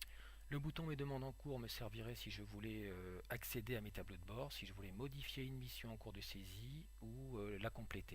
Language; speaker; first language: French; native; French